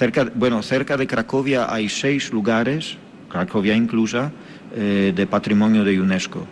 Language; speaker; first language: Spanish; non-native, fluent; Polish